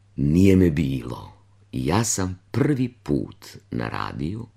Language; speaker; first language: Serbian; native; Serbian